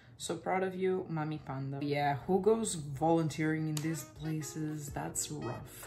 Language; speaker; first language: English; non-native, fluent; Portuguese